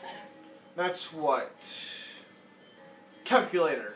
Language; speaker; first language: English; native; English